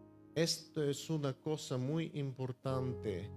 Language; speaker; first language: Spanish; non-native, fluent; Bulgarian